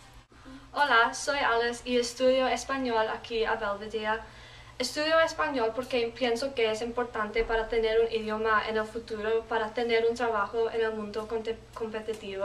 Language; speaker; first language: Spanish; non-native, learner; English